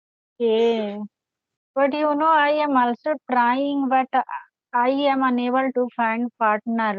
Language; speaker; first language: English; non-native, learner; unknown